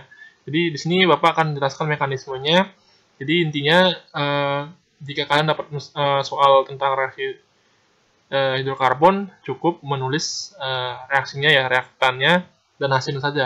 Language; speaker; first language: Indonesian; native; Indonesian